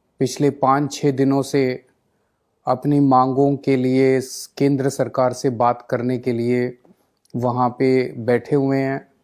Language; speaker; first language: Hindi; native; Hindi